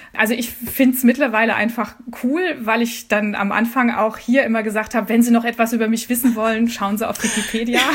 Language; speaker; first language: German; native; German